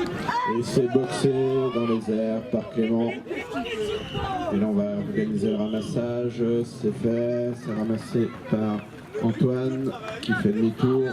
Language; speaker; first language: French; native; French